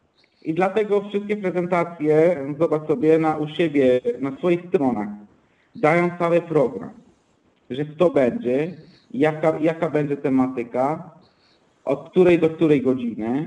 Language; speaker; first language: Polish; non-native, fluent; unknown